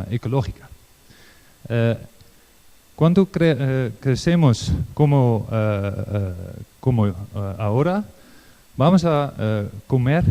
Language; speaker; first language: Spanish; non-native, learner; Dutch